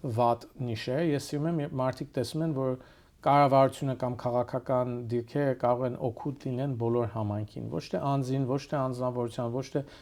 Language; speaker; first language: Armenian; early bilingual, heritage; Armenian